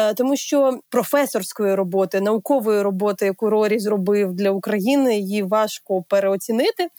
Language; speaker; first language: Ukrainian; native; Ukrainian